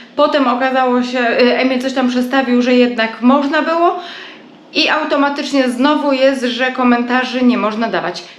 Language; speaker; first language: Polish; native; Polish